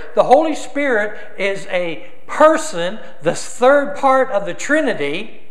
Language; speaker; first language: English; native; English